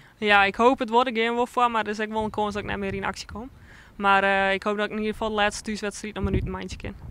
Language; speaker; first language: Dutch; non-native, local second language; Western Frisian